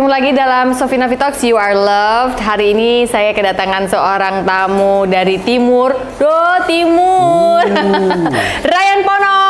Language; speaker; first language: Indonesian; native; Indonesian